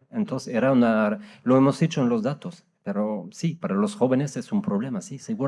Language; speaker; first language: Spanish; non-native, fluent; French